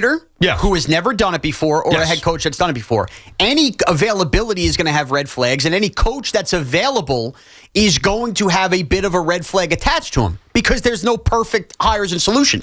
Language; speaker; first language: English; native; English